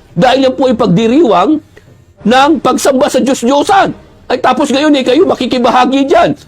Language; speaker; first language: Filipino; native; Filipino